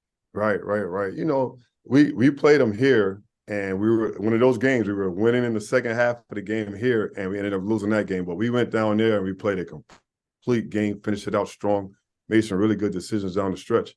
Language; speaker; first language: English; native; English